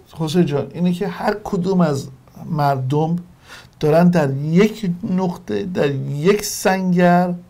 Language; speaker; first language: Persian; native; Persian